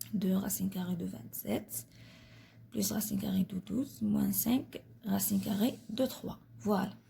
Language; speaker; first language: French; non-native, local second language; Arabic